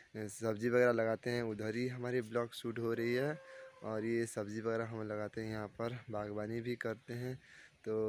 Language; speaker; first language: Hindi; non-native, local second language; Odia